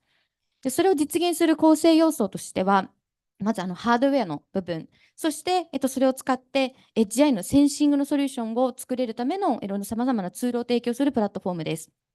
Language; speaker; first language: Japanese; native; Japanese